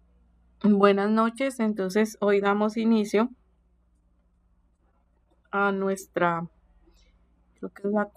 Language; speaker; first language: Spanish; native; Spanish